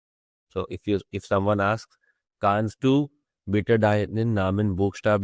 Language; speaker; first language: German; non-native, fluent; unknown